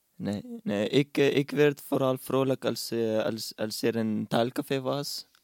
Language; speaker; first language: Dutch; non-native, fluent; Urdu